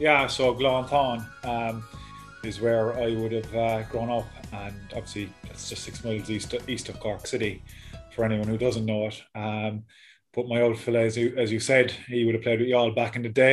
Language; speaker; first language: English; native; English